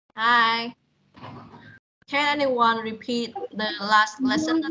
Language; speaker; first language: English; non-native, fluent; Vietnamese